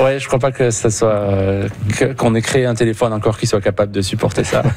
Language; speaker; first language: French; native; French